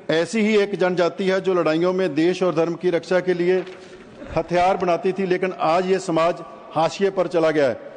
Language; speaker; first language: Hindi; non-native, local second language; Punjabi